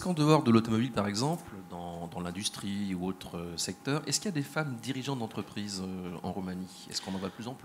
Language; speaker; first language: French; native; French